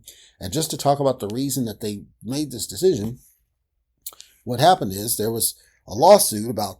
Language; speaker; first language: English; native; English